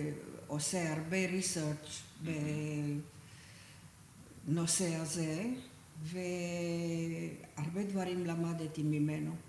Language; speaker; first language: Hebrew; non-native, fluent; Romanian